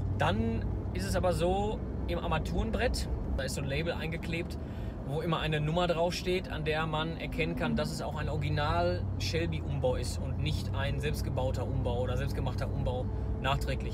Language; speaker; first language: German; native; German